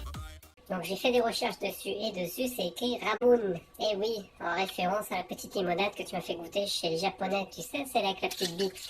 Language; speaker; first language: French; native; French